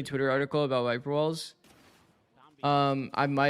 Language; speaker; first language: English; native; English